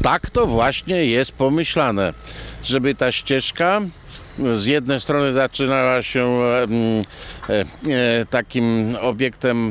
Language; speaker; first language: Polish; native; Polish